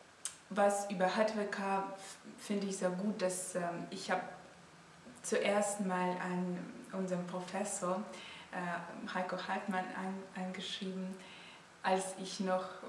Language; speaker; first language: German; non-native, fluent; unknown